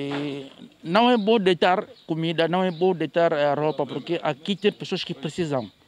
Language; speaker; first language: Portuguese; native; Portuguese